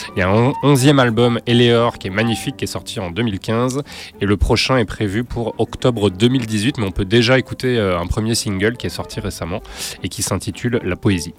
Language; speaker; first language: French; native; French